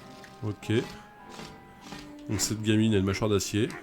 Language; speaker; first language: French; native; French